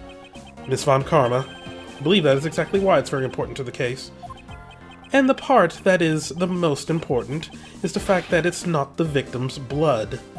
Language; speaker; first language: English; native; English